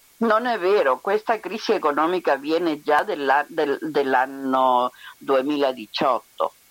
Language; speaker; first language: Italian; non-native, fluent; Spanish